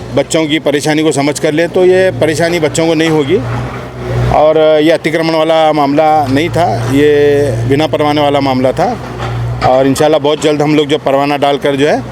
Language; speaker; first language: Hindi; native; Hindi